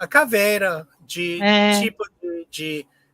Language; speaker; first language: Portuguese; non-native, learner; English